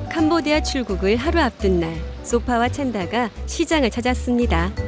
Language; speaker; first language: Korean; native; Korean